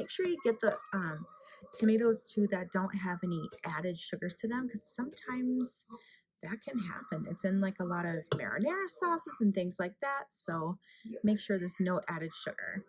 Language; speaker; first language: English; native; English